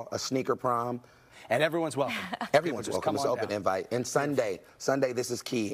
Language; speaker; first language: English; native; English